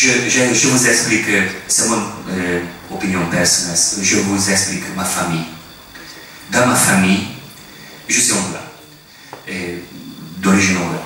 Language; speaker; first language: French; non-native, fluent; Hungarian